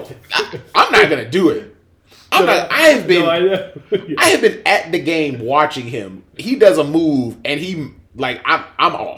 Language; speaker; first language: English; native; English